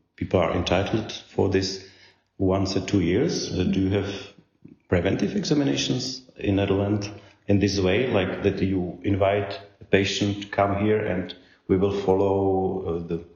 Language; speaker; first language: English; non-native, fluent; Czech